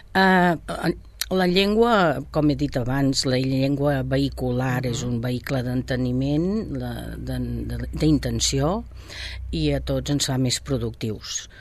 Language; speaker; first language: Catalan; native; Catalan